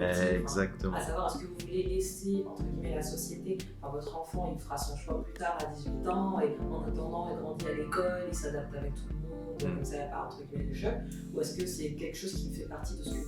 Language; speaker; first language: French; native; French